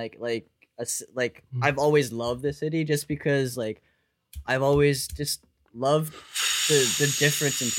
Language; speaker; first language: English; native; English